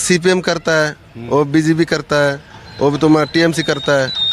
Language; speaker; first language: Hindi; non-native, local second language; Bangla